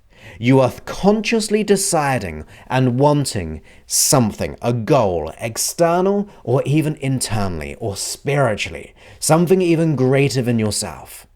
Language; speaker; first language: English; native; English